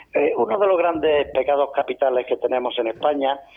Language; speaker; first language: Spanish; native; Spanish